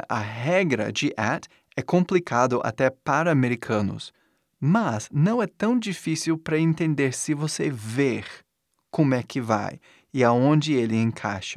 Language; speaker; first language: Portuguese; non-native, fluent; English